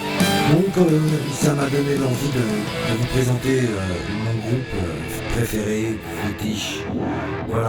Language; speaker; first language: French; native; French